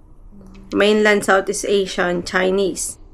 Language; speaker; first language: English; non-native, local second language; Cebuano